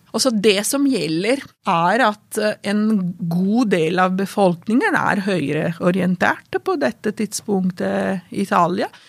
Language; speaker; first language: Norwegian; non-native, fluent; Italian